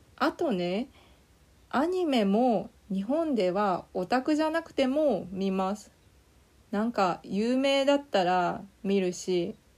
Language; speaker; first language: Japanese; native; Japanese